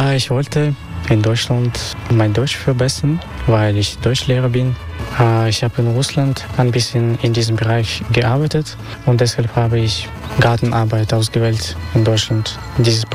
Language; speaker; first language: German; non-native, fluent; Russian